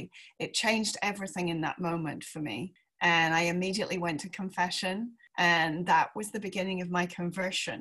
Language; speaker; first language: English; native; English